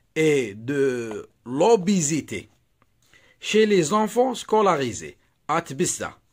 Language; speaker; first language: French; non-native, local second language; Arabic